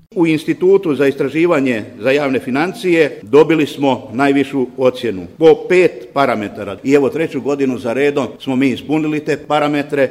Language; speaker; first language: Croatian; native; Croatian